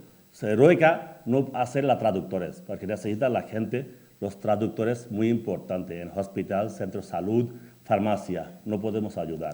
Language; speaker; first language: Spanish; non-native, learner; Bangla